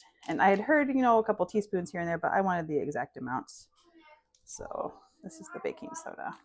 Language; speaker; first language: English; native; English